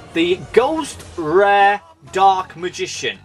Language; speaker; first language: English; native; English